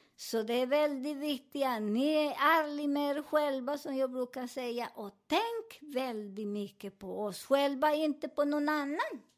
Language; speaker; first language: Swedish; non-native, learner; Spanish